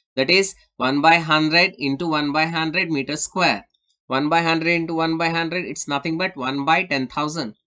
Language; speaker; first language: English; non-native, local second language; Urdu